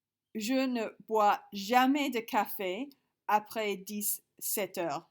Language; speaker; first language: French; non-native, fluent; English